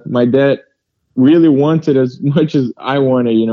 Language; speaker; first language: English; early bilingual, other home language; Portuguese